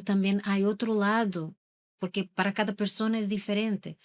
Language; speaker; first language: Spanish; non-native, learner; Portuguese